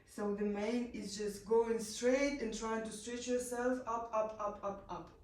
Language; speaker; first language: English; non-native, learner; Ukrainian